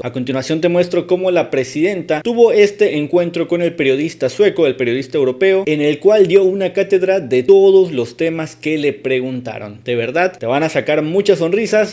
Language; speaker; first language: Spanish; native; Spanish